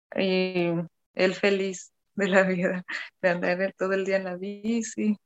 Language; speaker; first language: Spanish; non-native, fluent; German